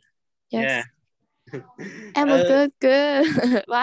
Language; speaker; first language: English; non-native, learner; Khmer